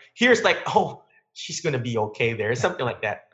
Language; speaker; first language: English; non-native, local second language; Filipino